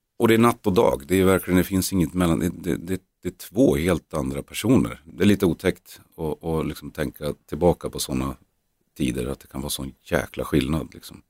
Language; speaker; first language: Swedish; native; Swedish